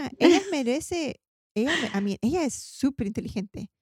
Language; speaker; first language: Spanish; early bilingual, heritage; Spanish